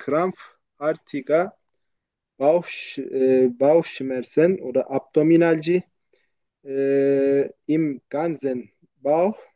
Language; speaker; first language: German; non-native, learner; Turkish